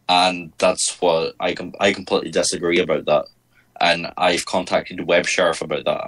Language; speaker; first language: English; native; English